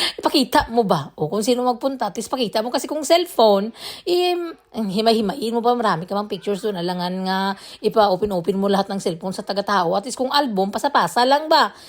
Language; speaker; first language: Filipino; non-native, local second language; Cebuano